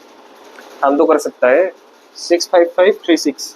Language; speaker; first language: Hindi; non-native, local second language; Assamese